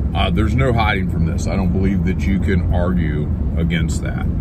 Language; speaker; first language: English; native; English